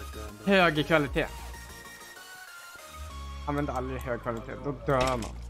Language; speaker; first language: Swedish; native; Swedish